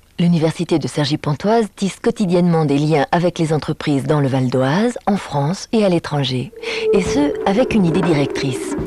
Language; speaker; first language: French; native; French